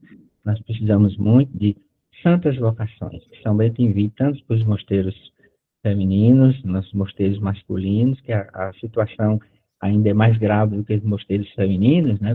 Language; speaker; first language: Portuguese; native; Portuguese